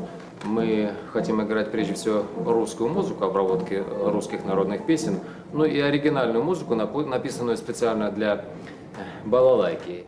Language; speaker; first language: Russian; native; Russian